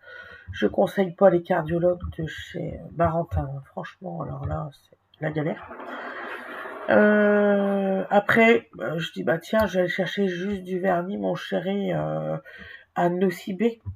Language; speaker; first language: French; native; French